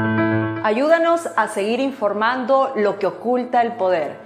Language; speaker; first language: Spanish; native; Spanish